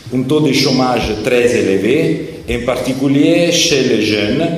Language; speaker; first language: French; non-native, learner; Italian